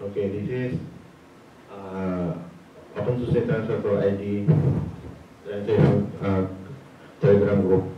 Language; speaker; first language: English; non-native, learner; Indonesian